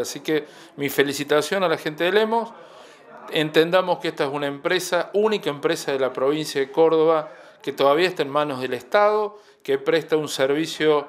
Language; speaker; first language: Spanish; native; Spanish